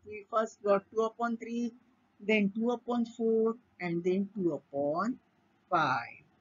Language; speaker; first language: English; non-native, local second language; Marathi